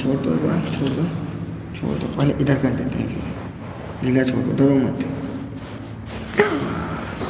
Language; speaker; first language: Hindi; native; Hindi